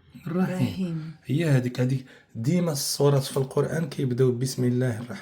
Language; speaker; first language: Arabic; native; Arabic